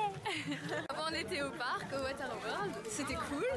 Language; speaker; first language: French; native; French